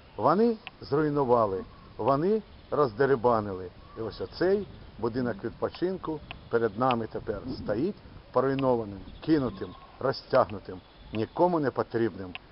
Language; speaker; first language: Ukrainian; native; Ukrainian